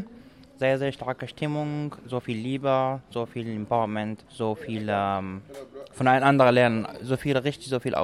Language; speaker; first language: German; non-native, local second language; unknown